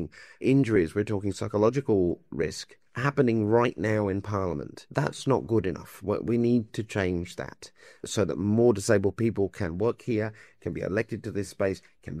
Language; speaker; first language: English; native; English